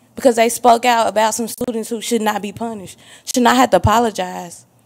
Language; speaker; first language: English; native; English